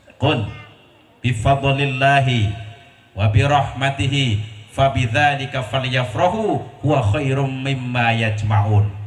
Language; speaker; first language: Indonesian; non-native, local second language; Javanese